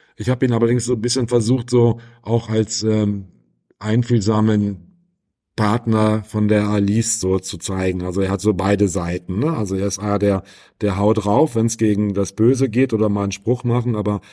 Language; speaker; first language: German; native; German